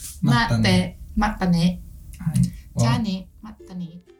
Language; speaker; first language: Japanese; non-native, learner; Vietnamese